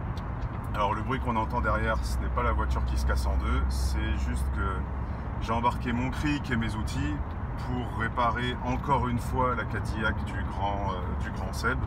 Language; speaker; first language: French; native; French